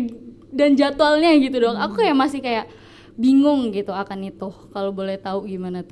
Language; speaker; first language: Indonesian; native; Indonesian